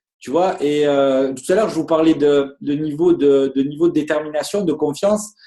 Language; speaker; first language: French; native; French